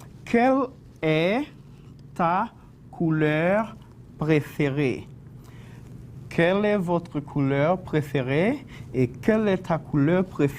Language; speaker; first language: French; non-native, fluent; Spanish